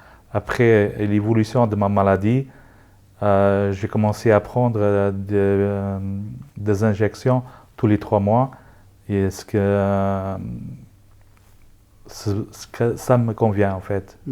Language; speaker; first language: French; non-native, local second language; Luxembourgish